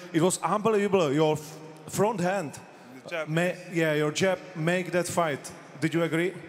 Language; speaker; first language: English; non-native, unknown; Czech